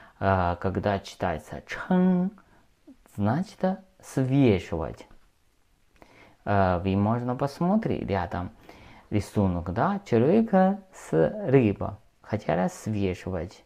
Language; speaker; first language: Russian; non-native, learner; Chinese